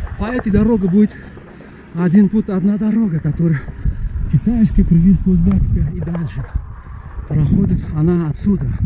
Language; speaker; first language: Russian; non-native, local second language; Uzbek